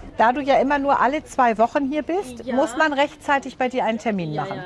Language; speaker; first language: German; native; German